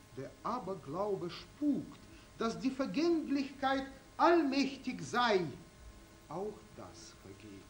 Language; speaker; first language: German; non-native, fluent; Russian